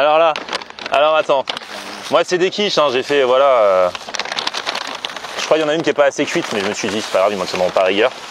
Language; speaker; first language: French; native; French